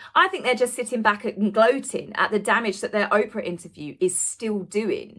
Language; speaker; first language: English; native; English